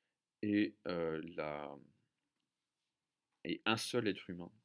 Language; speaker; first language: French; native; French